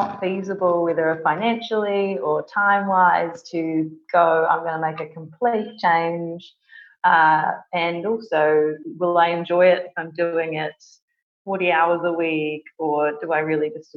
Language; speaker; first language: English; native; English